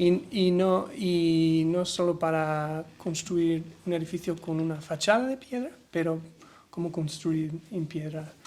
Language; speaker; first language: Spanish; non-native, learner; English